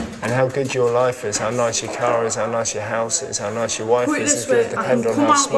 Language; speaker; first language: English; native; English